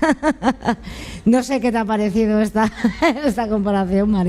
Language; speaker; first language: Spanish; native; Spanish